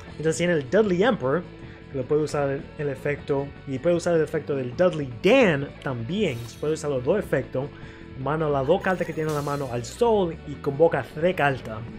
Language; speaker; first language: Spanish; non-native, learner; English